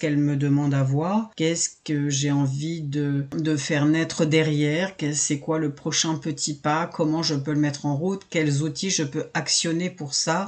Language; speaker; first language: French; native; French